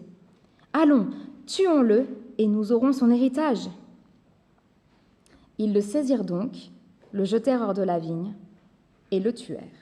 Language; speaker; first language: French; native; French